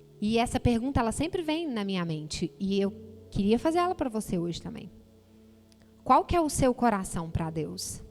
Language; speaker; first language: Portuguese; native; Portuguese